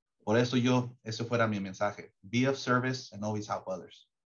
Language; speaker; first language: Spanish; early bilingual, heritage; Spanish